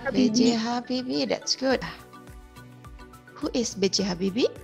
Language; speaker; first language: English; non-native, learner; Indonesian